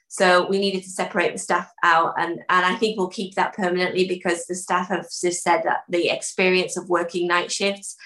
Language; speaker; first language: English; early bilingual, other home language; Dutch